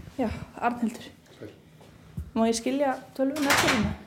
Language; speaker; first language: Icelandic; native; Icelandic